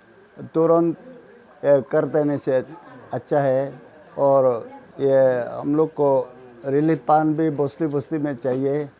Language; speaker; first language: Hindi; non-native, local second language; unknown